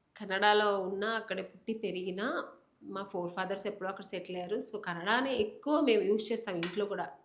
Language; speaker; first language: Telugu; native; Telugu